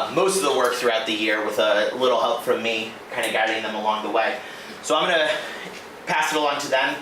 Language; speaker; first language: English; native; English